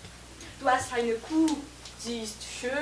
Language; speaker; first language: German; non-native, learner; French